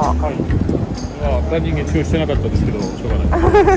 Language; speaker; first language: Japanese; non-native, learner; French